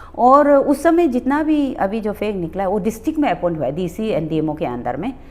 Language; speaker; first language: Hindi; non-native, local second language; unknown